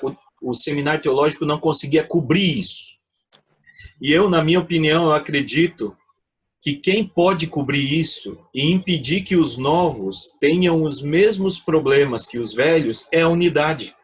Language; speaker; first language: Portuguese; native; Portuguese